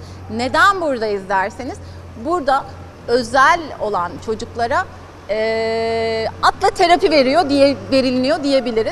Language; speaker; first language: Turkish; native; Turkish